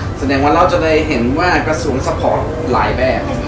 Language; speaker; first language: Thai; non-native, fluent; English